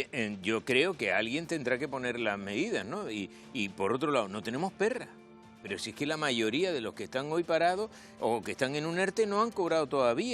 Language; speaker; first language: Spanish; native; Spanish